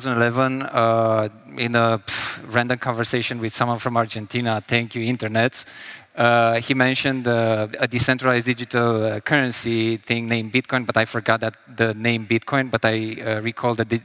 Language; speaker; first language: English; non-native, fluent; Romanian